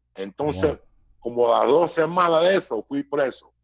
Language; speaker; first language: Spanish; early bilingual, heritage; Spanish